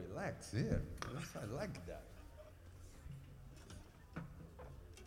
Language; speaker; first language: English; non-native, learner; Portuguese